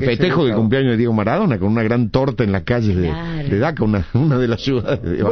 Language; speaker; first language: Spanish; native; Spanish